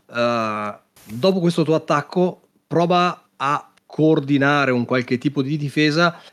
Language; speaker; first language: Italian; native; Italian